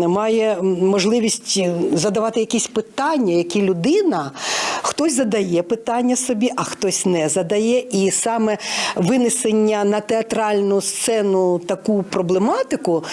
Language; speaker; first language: Ukrainian; native; Ukrainian